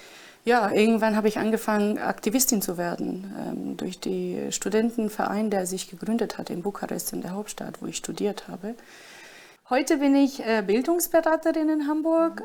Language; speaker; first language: German; non-native, fluent; Romany